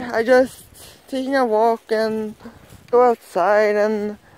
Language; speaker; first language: English; non-native, learner; Swedish